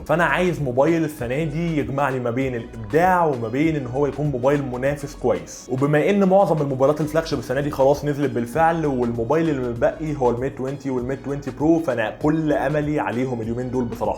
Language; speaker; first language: Arabic; native; Arabic